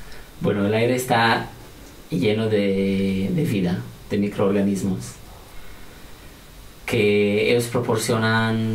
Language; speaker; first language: Spanish; non-native, fluent; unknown